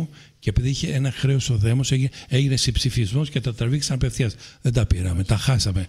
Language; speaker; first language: Greek; native; Greek